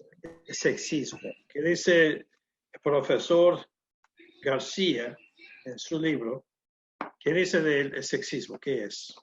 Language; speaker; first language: Spanish; non-native, learner; English